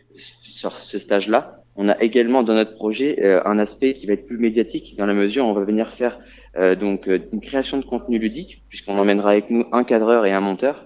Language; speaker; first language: French; native; French